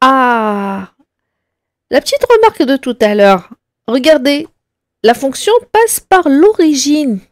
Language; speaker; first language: French; non-native, local second language; Arabic